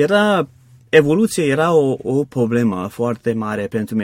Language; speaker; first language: Romanian; non-native, fluent; English